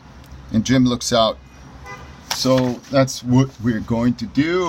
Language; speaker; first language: English; native; English